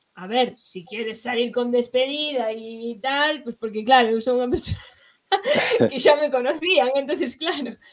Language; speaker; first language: Spanish; non-native, local second language; Galician